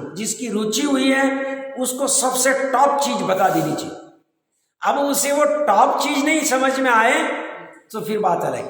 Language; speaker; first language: Hindi; native; Hindi